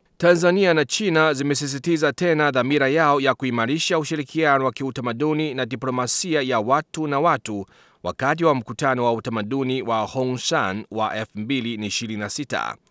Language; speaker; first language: Swahili; non-native, fluent; Chinese